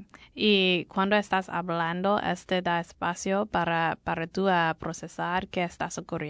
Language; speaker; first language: Spanish; non-native, learner; English